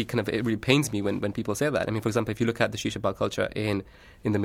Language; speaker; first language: English; native; English